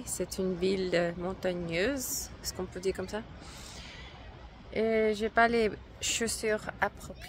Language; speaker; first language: French; non-native, learner; English